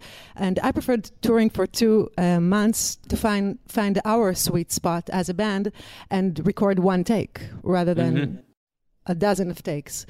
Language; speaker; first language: English; non-native, fluent; Hebrew